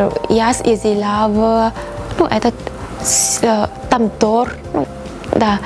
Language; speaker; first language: Russian; non-native, fluent; Vietnamese